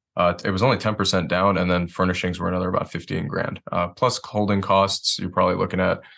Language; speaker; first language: English; native; English